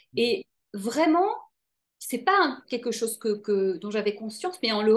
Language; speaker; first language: French; native; French